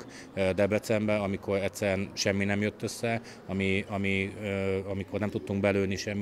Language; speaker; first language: Hungarian; native; Hungarian